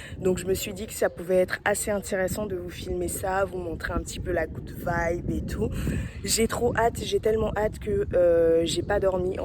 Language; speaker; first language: French; early bilingual, other home language; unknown